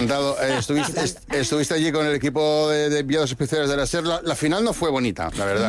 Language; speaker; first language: Spanish; native; Spanish